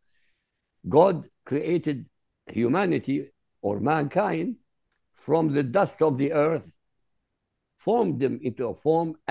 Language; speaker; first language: English; non-native, fluent; Arabic